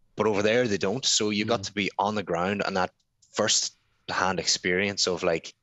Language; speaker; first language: English; native; English